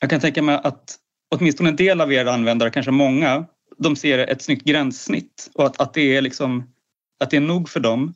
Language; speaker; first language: Swedish; native; Swedish